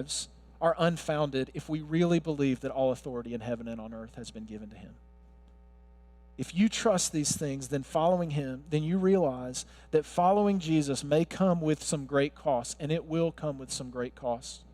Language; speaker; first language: English; native; English